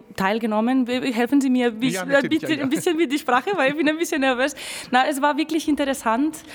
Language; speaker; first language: German; non-native, fluent; Spanish